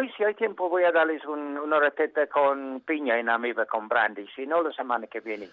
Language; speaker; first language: Spanish; non-native, fluent; English